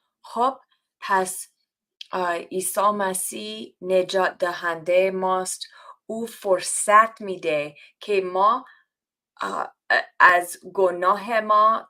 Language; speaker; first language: Persian; non-native, learner; English